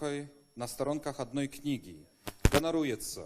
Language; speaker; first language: Belarusian; non-native, learner; Polish